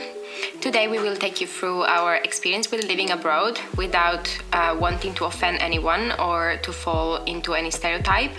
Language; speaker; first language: English; non-native, fluent; Italian